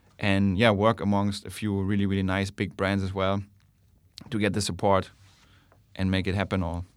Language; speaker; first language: English; non-native, fluent; German